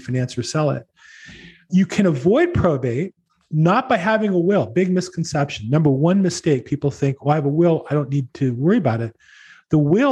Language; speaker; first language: English; native; English